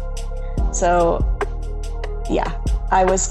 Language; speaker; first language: English; non-native, fluent; Hungarian